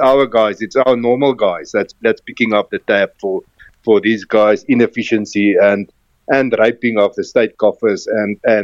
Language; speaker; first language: English; non-native, local second language; Afrikaans